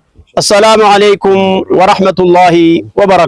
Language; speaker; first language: Arabic; non-native, fluent; Oromo